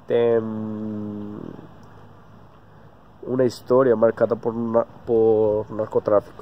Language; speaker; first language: Portuguese; non-native, learner; Spanish